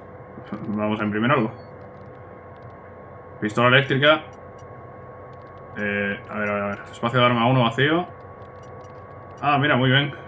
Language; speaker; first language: Spanish; native; Spanish